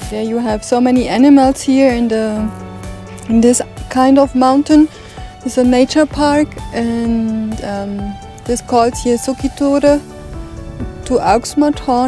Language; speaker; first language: English; non-native, learner; German